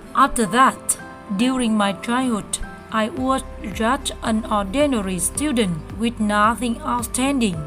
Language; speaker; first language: English; non-native, learner; Vietnamese